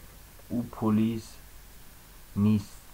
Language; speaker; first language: Persian; non-native, fluent; Azerbaijani